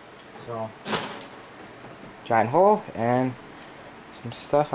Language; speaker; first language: English; native; English